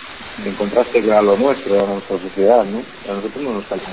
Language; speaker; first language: Spanish; native; Spanish